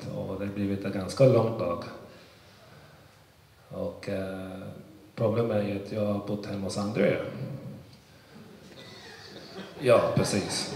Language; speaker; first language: Swedish; early bilingual, other home language; English